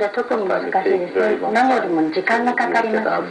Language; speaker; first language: Japanese; native; Japanese